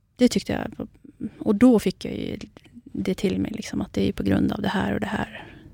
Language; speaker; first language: Swedish; early bilingual, other home language; Central Kurdish